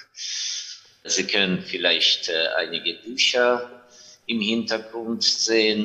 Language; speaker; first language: German; non-native, fluent; Ukrainian